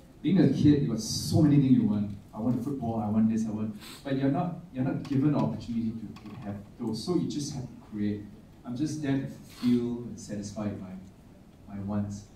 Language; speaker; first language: English; non-native, local second language; Chinese